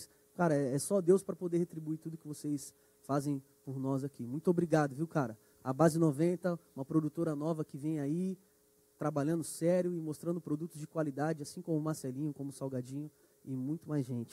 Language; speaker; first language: Portuguese; native; Portuguese